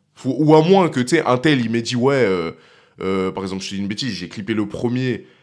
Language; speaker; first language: French; native; French